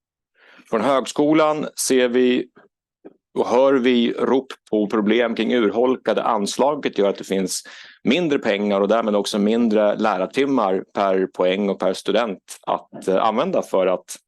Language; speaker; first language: Swedish; native; Swedish